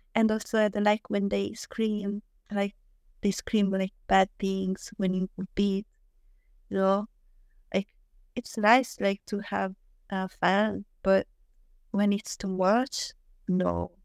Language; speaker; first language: English; non-native, learner; Italian